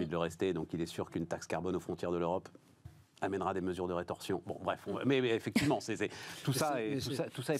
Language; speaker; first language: French; native; French